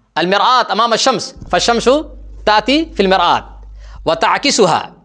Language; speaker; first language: Arabic; non-native, fluent; Urdu